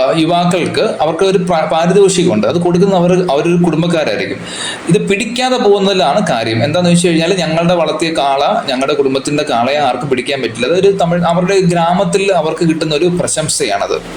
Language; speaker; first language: Malayalam; native; Malayalam